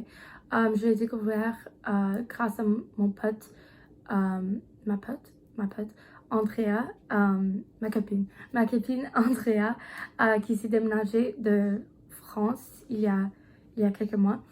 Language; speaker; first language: French; non-native, learner; English